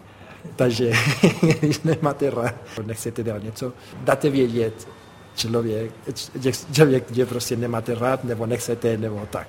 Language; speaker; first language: Czech; non-native, fluent; Spanish